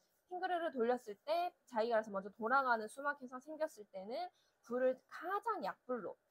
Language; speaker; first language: Korean; native; Korean